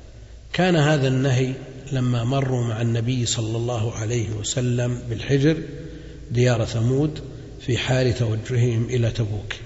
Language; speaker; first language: Arabic; native; Arabic